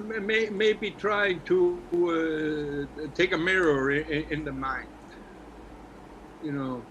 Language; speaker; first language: English; non-native, learner; Icelandic